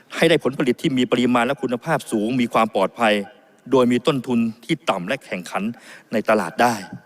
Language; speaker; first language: Thai; native; Thai